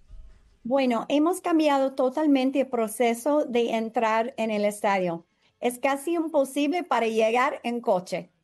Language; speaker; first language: Spanish; non-native, learner; English